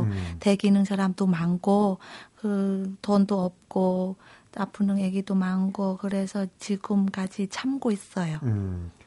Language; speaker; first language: Korean; non-native, local second language; Vietnamese